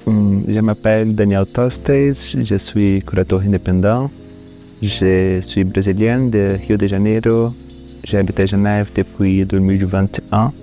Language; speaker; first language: French; non-native, fluent; Portuguese